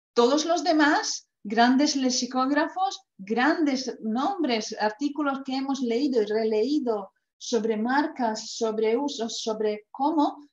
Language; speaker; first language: Spanish; non-native, fluent; Croatian